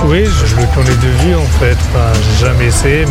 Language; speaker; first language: French; non-native, local second language; Arabic